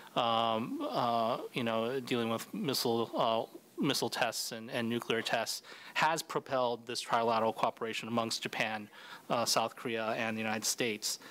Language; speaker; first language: English; native; English